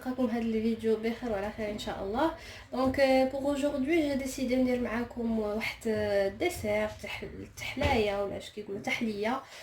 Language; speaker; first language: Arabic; native; Arabic